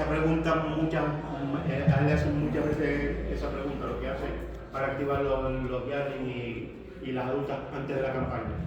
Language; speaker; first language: Spanish; native; Spanish